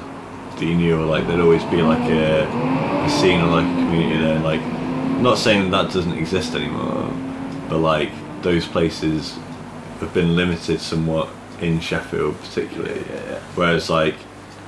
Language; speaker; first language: English; native; English